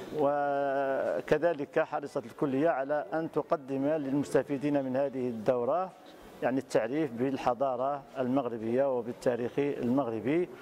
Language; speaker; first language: Arabic; native; Arabic